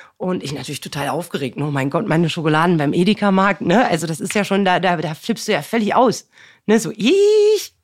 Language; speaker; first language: German; early bilingual, other home language; Turkish